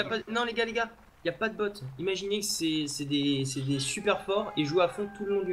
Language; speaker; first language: French; native; French